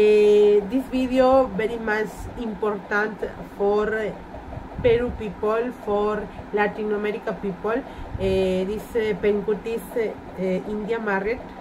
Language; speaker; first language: English; non-native, learner; Spanish